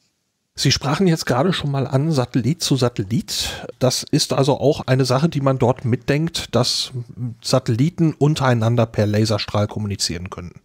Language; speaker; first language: German; native; German